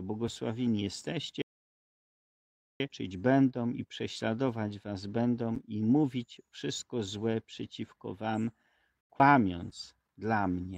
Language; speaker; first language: Polish; native; Polish